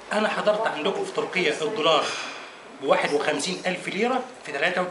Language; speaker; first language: Turkish; non-native, learner; Arabic